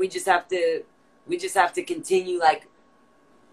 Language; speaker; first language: English; native; English